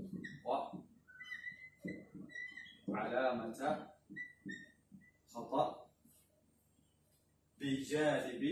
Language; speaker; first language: Arabic; non-native, fluent; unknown